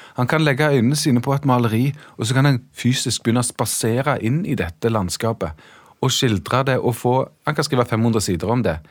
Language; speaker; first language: Norwegian; native; Norwegian